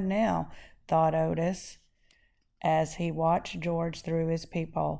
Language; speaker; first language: English; native; English